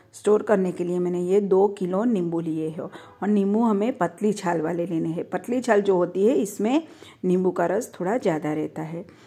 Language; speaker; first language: Hindi; non-native, local second language; Gujarati